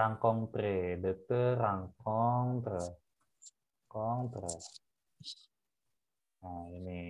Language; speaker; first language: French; non-native, fluent; Indonesian